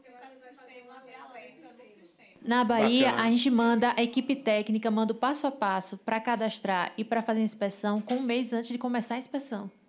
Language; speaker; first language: Portuguese; native; Portuguese